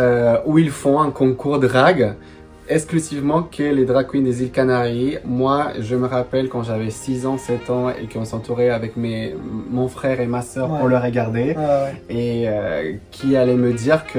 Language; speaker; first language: French; non-native, fluent; Spanish